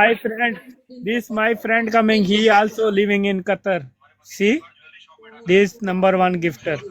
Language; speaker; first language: English; non-native, learner; Hindi